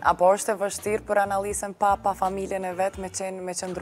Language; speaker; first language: Albanian; native; Albanian